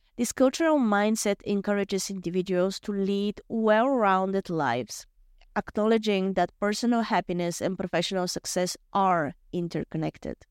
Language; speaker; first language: English; non-native, fluent; Bulgarian